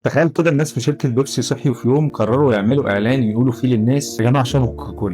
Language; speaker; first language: Arabic; native; Arabic